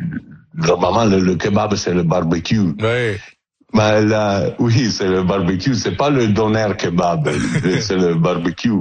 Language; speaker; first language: French; non-native, learner; Italian